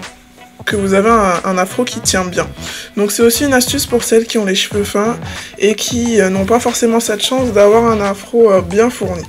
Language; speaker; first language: French; native; French